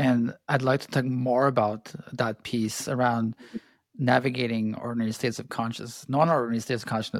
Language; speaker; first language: English; native; English